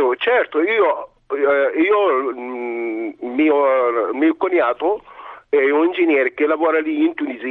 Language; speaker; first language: Italian; non-native, fluent; Arabic